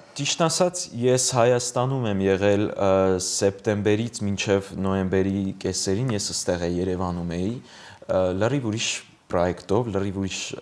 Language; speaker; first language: Armenian; early bilingual, heritage; Armenian